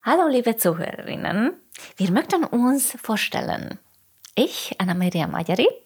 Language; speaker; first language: German; non-native, fluent; Hungarian